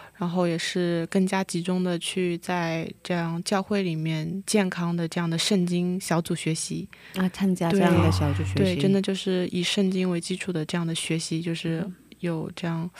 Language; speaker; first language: Chinese; native; Chinese